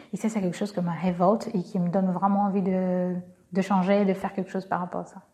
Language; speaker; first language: French; non-native, fluent; Portuguese